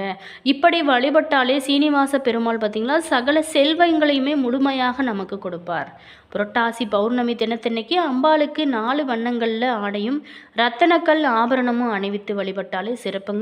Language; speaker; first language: Tamil; native; Tamil